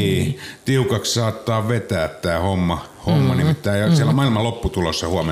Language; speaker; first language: Finnish; native; Finnish